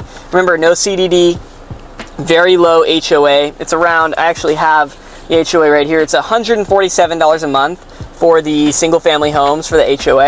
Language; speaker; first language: English; native; English